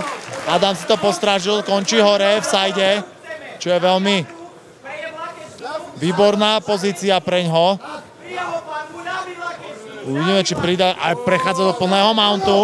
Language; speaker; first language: Slovak; native; Slovak